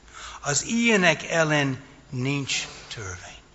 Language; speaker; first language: Hungarian; non-native, fluent; English